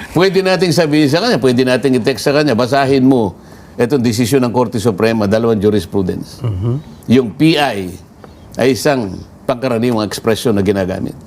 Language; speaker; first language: Filipino; non-native, local second language; Pampanga